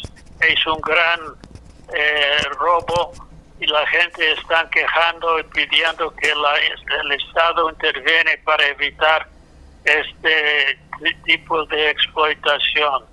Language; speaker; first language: Spanish; non-native, fluent; English